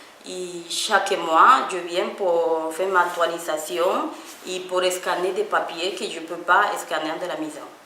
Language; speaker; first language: French; non-native, learner; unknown